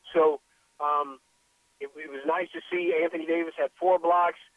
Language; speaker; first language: English; native; English